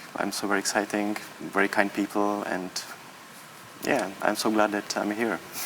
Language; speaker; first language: English; non-native, learner; Czech